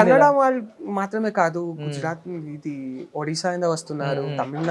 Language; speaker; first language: Telugu; non-native, learner; Kannada